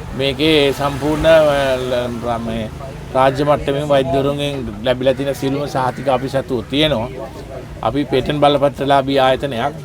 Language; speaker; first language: Sinhala; native; Sinhala